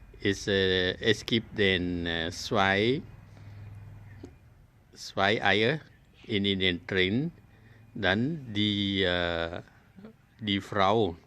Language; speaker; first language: German; non-native, learner; Thai